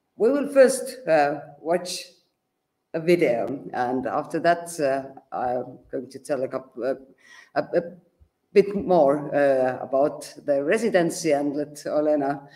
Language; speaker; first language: English; non-native, fluent; Estonian